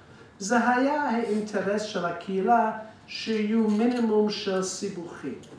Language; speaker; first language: Hebrew; non-native, fluent; English